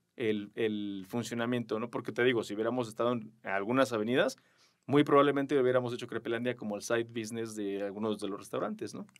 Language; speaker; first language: Spanish; native; Spanish